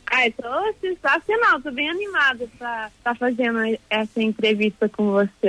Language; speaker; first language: Portuguese; early bilingual, heritage; Portuguese